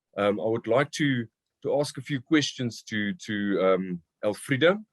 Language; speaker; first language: English; non-native, local second language; Afrikaans